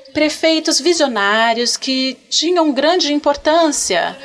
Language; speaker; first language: Portuguese; non-native, fluent; French